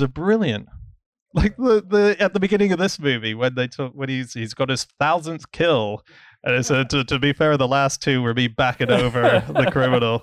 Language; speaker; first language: English; native; English